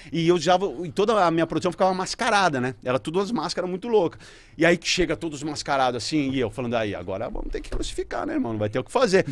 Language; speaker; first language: Portuguese; native; Portuguese